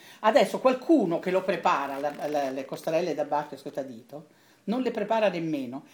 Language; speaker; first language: Italian; native; Italian